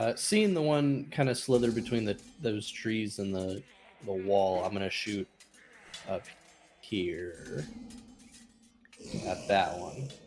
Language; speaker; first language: English; native; English